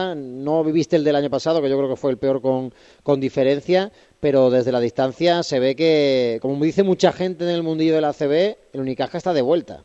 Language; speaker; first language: Spanish; native; Spanish